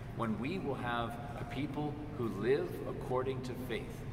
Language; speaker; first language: English; early bilingual, other home language; Ukrainian